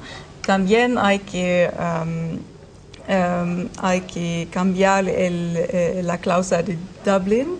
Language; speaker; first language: Spanish; non-native, learner; German